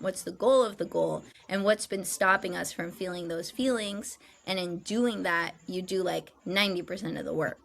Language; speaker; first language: English; native; English